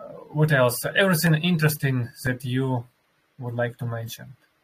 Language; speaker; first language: English; non-native, learner; Russian